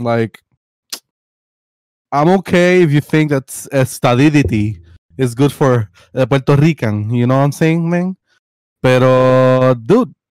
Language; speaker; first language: English; non-native, local second language; Spanish